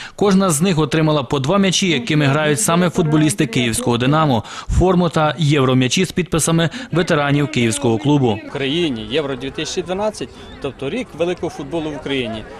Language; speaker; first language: Ukrainian; native; Ukrainian